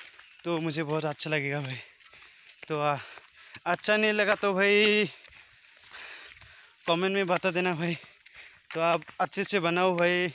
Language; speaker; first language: Hindi; non-native, local second language; Assamese